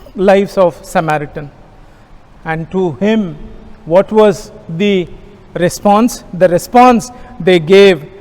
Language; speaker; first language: English; non-native, local second language; Kannada